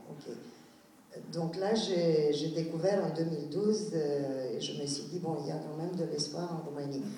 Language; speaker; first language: French; non-native, fluent; Romanian